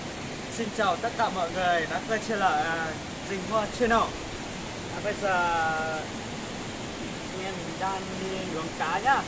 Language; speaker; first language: Vietnamese; non-native, local second language; Hmong